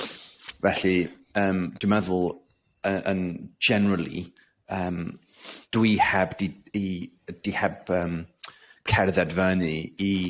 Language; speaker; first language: Welsh; non-native, local second language; English